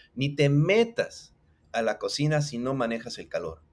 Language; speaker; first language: Spanish; non-native, local second language; English